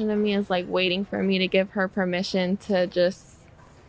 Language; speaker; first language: English; native; English